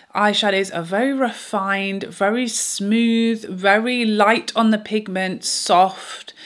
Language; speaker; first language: English; native; English